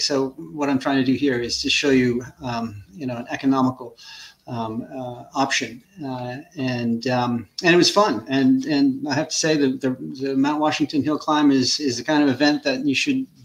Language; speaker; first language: English; native; English